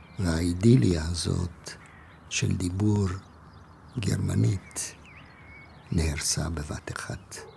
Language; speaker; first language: Hebrew; non-native, fluent; German